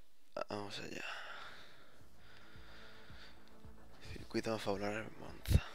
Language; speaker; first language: Spanish; native; Spanish